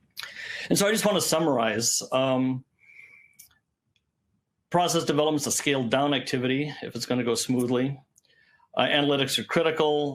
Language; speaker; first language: English; native; English